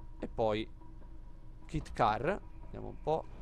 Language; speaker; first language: Italian; native; Italian